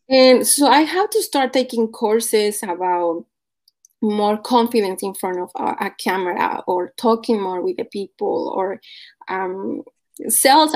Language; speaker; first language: English; non-native, fluent; Spanish